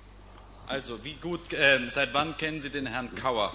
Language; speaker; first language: German; native; German